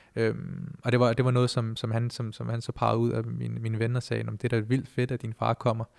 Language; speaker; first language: Danish; early bilingual, other home language; Punjabi